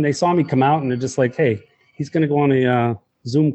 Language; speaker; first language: English; native; English